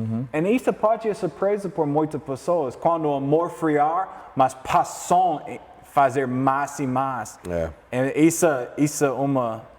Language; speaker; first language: Portuguese; non-native, learner; English